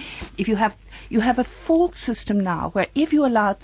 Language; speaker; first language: English; native; English